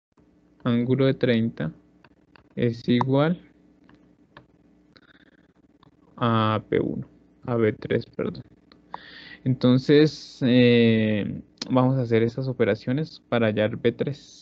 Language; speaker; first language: Spanish; native; Spanish